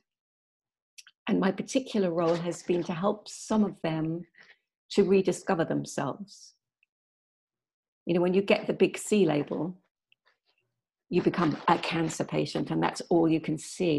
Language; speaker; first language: English; native; English